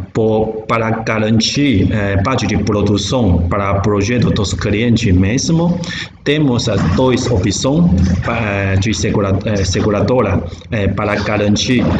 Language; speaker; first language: Portuguese; non-native, learner; Chinese